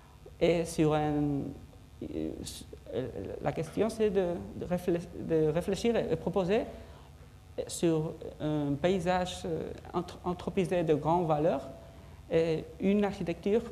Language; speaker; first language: French; non-native, fluent; Spanish